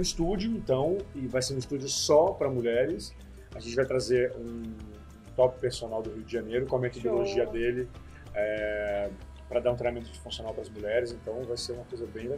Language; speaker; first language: Portuguese; native; Portuguese